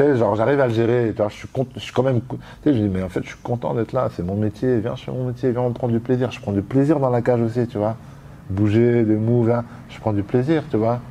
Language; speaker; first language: French; native; French